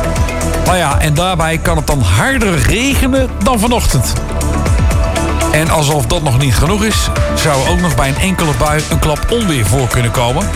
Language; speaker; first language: Dutch; native; Dutch